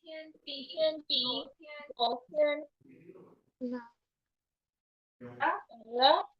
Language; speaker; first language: Chinese; non-native, learner; Urdu